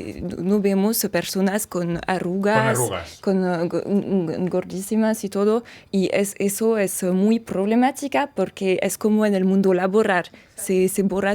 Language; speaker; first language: Spanish; non-native, fluent; French